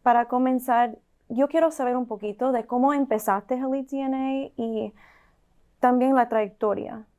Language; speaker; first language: Spanish; early bilingual, heritage; Spanish